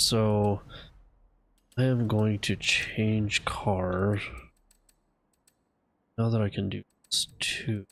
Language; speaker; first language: English; native; English